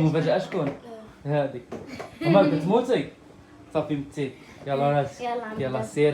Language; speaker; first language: Arabic; native; Arabic